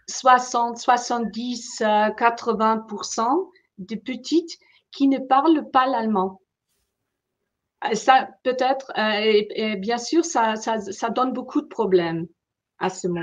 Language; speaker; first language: French; non-native, fluent; German